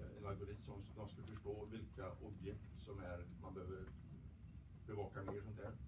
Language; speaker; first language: Swedish; native; Swedish